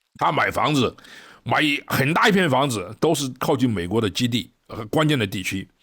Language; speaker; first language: Chinese; native; Chinese